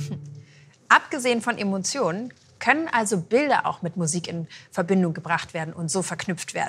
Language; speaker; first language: German; native; German